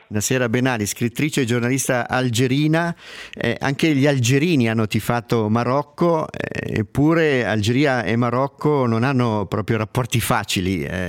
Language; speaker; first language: Italian; native; Italian